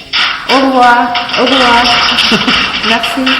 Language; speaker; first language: French; non-native, fluent; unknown